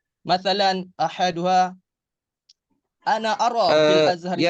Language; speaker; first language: Arabic; non-native, learner; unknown